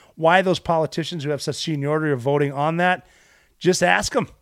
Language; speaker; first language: English; native; English